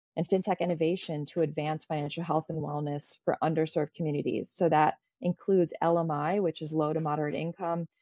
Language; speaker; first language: English; early bilingual, other home language; Croatian